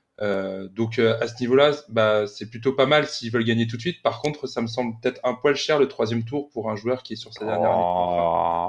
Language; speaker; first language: French; native; French